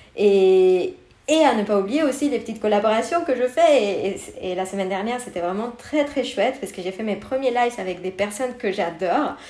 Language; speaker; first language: French; non-native, fluent; Spanish